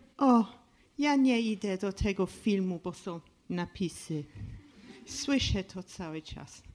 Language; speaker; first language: Polish; non-native, fluent; English